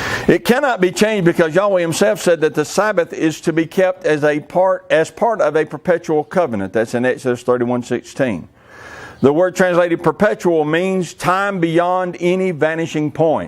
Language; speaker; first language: English; native; English